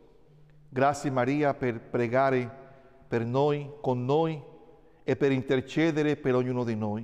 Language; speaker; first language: Italian; non-native, fluent; Spanish